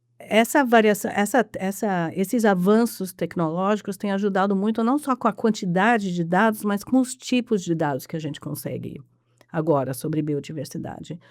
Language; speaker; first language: Portuguese; early bilingual, other home language; English